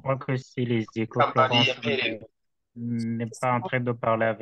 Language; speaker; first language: French; non-native, local second language; Rundi